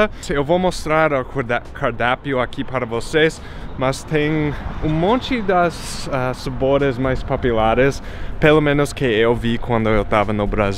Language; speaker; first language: Portuguese; non-native, fluent; English